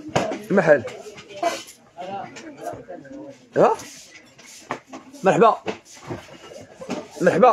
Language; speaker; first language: Arabic; native; Arabic